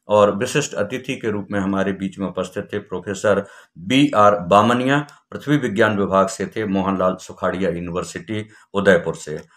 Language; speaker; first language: Hindi; native; Hindi